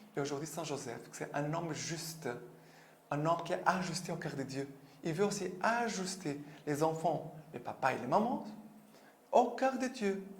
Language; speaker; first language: French; non-native, fluent; Portuguese